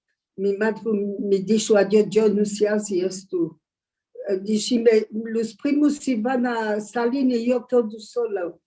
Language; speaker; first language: Spanish; early bilingual, heritage; Ladino